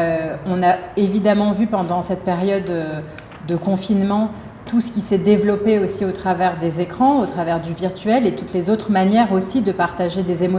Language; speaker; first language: French; native; French